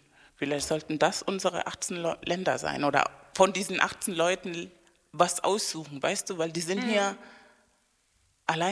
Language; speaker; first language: German; non-native, fluent; Spanish